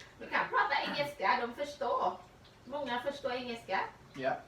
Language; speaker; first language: Swedish; non-native, fluent; Thai